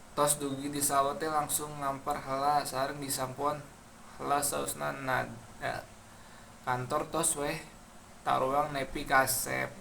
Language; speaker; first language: Sundanese; non-native, local second language; Indonesian